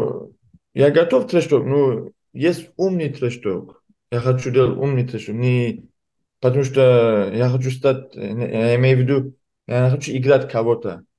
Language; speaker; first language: Russian; early bilingual, heritage; Kumyk